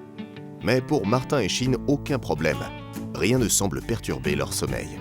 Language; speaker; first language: French; native; French